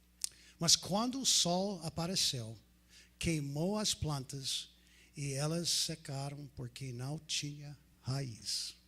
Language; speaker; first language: Portuguese; non-native, fluent; English